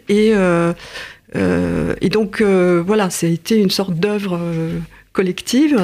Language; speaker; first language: French; non-native, fluent; Russian